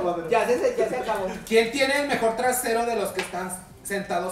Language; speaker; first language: Spanish; native; Spanish